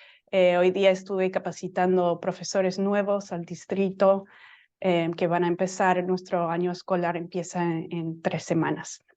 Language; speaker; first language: Spanish; non-native, fluent; English